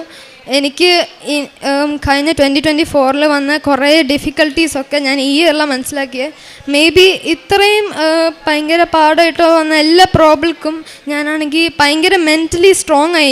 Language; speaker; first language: Malayalam; early bilingual, heritage; Malayalam